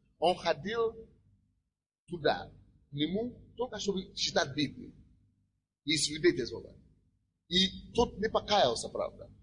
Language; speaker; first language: Russian; non-native, fluent; Yoruba